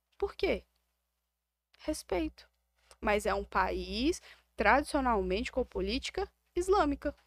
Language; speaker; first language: Portuguese; native; Portuguese